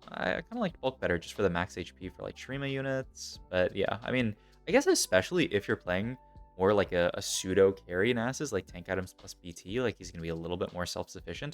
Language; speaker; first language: English; native; English